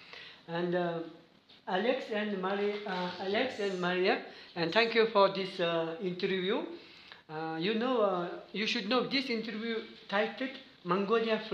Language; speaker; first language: English; non-native, learner; Mongolian